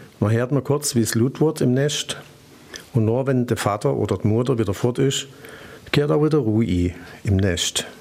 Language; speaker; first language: German; native; German